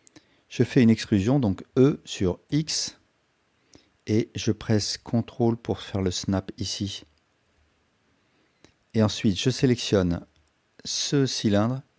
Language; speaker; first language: French; native; French